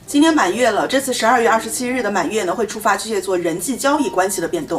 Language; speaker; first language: Chinese; native; Chinese